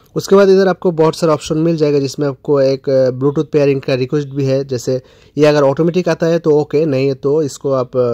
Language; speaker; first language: Hindi; non-native, local second language; Bangla